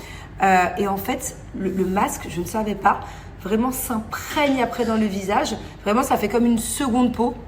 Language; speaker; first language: French; native; French